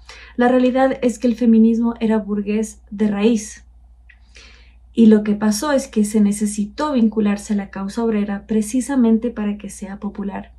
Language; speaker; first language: Spanish; native; Spanish